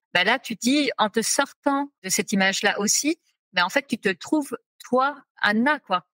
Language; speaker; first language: French; native; French